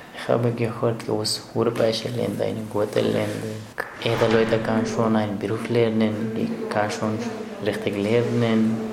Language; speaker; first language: German; non-native, learner; Persian